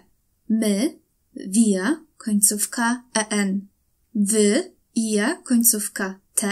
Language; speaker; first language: Polish; native; Polish